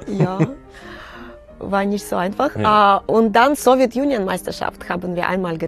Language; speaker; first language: German; non-native, fluent; Russian